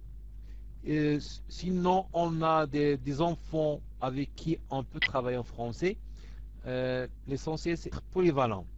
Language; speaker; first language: French; non-native, local second language; Arabic